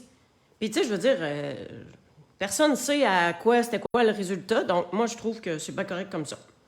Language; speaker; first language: French; native; French